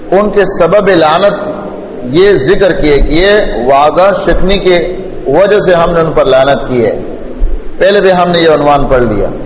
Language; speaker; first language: Urdu; non-native, local second language; Pashto